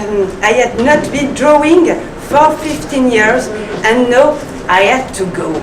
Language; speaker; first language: English; non-native, learner; French